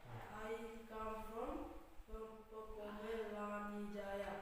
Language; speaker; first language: English; non-native, learner; Indonesian